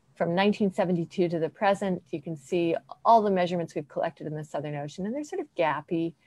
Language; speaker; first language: English; native; English